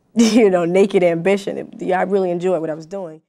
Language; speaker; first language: English; native; English